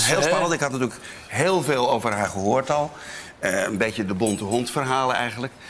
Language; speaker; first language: Dutch; native; Dutch